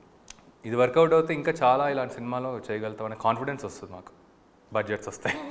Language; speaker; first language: Telugu; native; Telugu